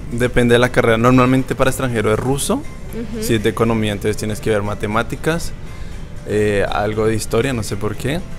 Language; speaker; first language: Spanish; native; Spanish